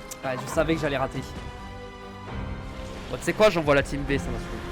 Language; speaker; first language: French; native; French